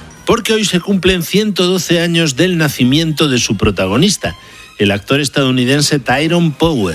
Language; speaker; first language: Spanish; native; Spanish